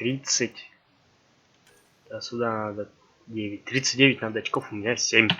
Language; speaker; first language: Russian; native; Russian